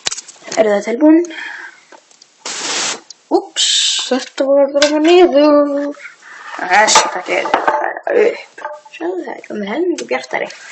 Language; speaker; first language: Icelandic; non-native, learner; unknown